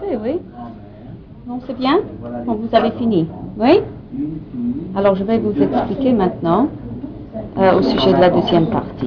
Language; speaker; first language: French; non-native, fluent; English